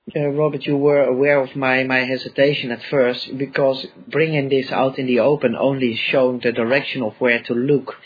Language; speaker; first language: English; non-native, fluent; Dutch